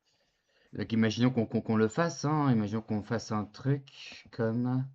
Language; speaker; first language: French; native; French